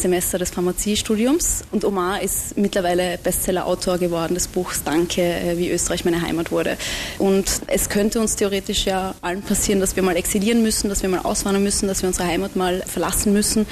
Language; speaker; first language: German; native; German